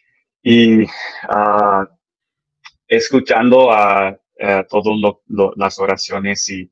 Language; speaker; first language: Spanish; early bilingual, heritage; English